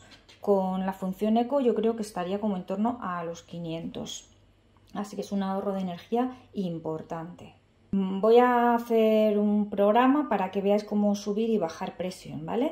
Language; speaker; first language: Spanish; native; Spanish